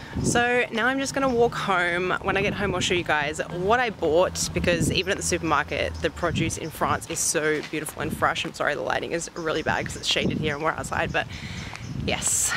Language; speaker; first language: English; native; English